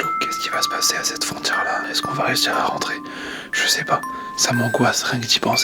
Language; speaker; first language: French; native; French